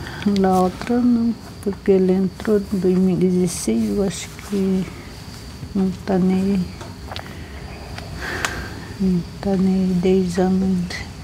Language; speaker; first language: Portuguese; non-native, local second language; Guarani